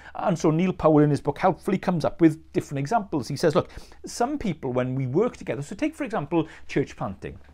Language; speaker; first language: English; native; English